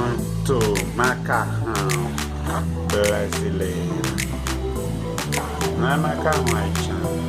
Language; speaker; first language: Portuguese; non-native, learner; Haitian Creole